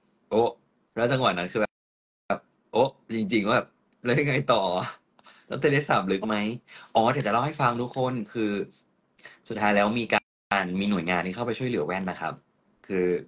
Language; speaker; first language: Thai; native; Thai